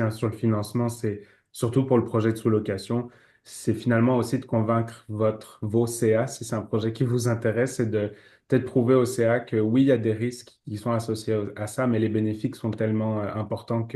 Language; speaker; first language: French; native; French